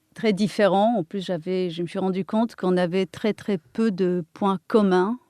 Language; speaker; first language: French; non-native, fluent; Polish